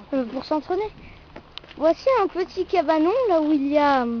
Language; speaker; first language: French; native; French